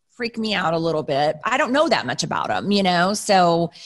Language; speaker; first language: English; native; English